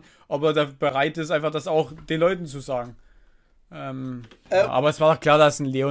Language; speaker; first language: German; native; German